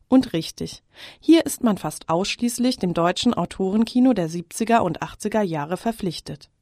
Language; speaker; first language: German; native; German